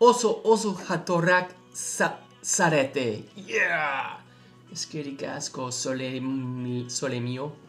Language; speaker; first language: Basque; non-native, learner; English